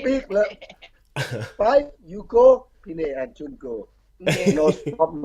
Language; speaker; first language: English; non-native, learner; Thai